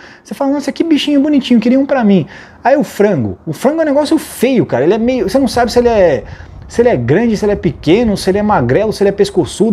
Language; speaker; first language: Portuguese; native; Portuguese